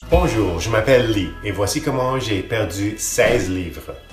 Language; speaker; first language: French; non-native, fluent; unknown